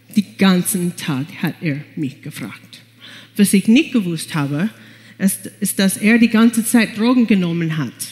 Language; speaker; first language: German; non-native, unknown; English